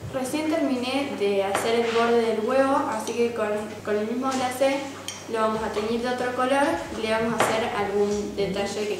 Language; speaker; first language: Spanish; native; Spanish